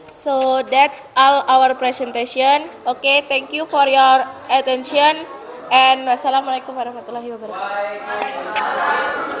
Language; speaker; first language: English; non-native, learner; Indonesian